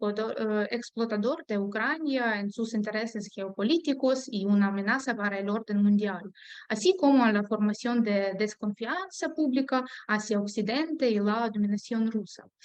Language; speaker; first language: Spanish; non-native, fluent; Ukrainian